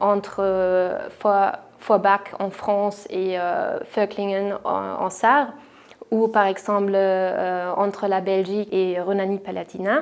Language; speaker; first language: French; non-native, fluent; German